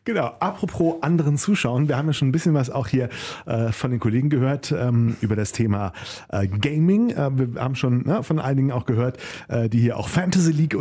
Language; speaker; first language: German; native; German